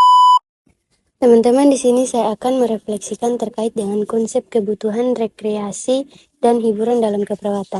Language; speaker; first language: Indonesian; native; Indonesian